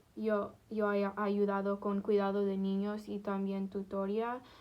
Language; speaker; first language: Spanish; non-native, fluent; English